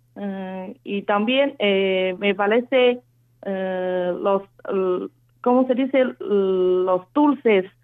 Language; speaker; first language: Spanish; non-native, fluent; Chinese